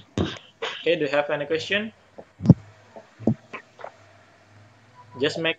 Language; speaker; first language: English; non-native, fluent; Indonesian